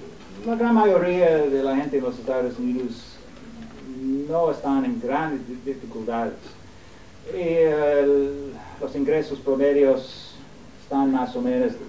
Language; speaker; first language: Spanish; non-native, fluent; English